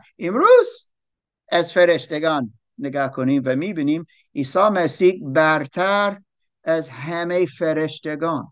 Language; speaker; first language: Persian; non-native, learner; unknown